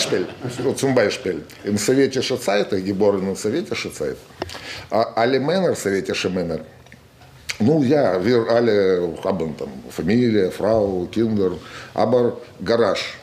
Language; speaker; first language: German; non-native, learner; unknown